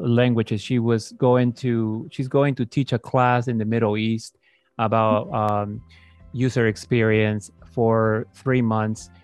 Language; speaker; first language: English; native; English